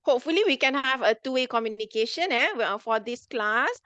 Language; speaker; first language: English; non-native, local second language; Malay